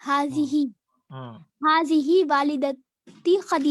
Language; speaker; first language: Arabic; non-native, learner; Urdu